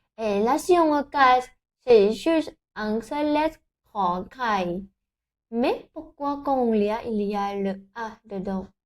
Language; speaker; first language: French; non-native, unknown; Thai